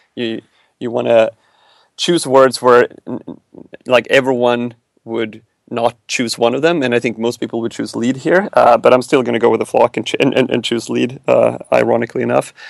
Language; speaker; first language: English; non-native, fluent; Swedish